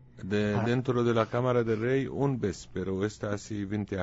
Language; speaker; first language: Spanish; non-native, learner; Arabic